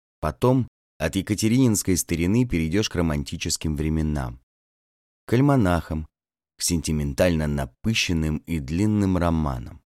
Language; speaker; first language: Russian; native; Russian